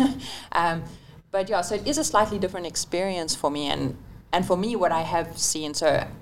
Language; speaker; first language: English; native; English